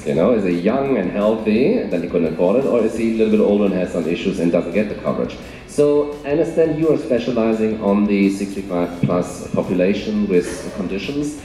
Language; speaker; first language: English; non-native, fluent; German